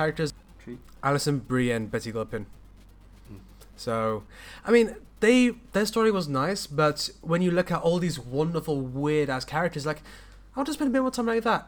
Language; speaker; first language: English; native; English